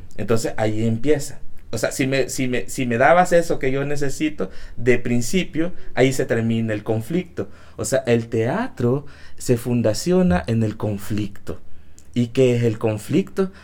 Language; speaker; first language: Spanish; native; Spanish